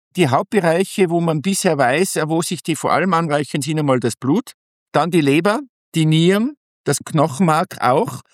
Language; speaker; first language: German; native; German